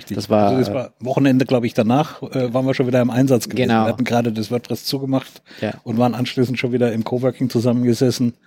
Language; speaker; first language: German; native; German